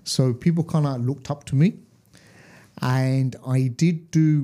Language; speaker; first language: English; early bilingual, other home language; Hindi